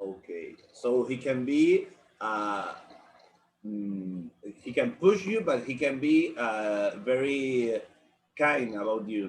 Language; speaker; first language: English; non-native, learner; Spanish